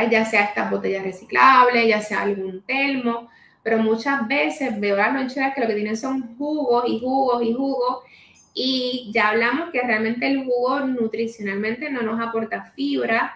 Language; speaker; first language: Spanish; native; Spanish